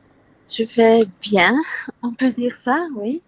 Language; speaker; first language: French; non-native, local second language; Dutch